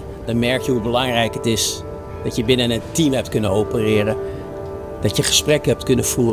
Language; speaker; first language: Dutch; native; Dutch